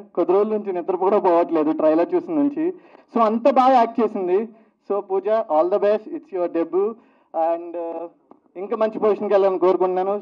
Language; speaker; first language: Telugu; native; Telugu